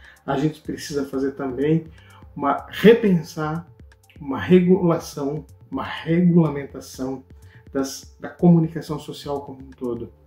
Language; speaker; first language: Portuguese; native; Portuguese